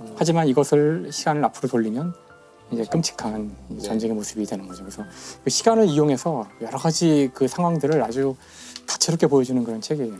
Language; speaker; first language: Korean; native; Korean